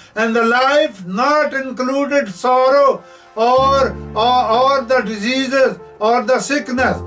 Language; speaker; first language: English; non-native, local second language; Punjabi